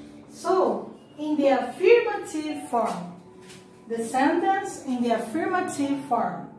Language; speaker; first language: English; non-native, learner; Portuguese